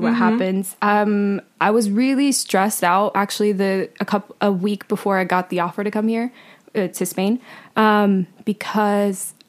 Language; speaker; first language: English; early bilingual, other home language; Spanish